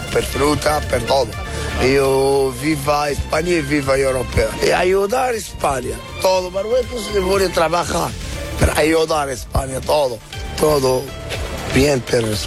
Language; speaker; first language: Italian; non-native, learner; Arabic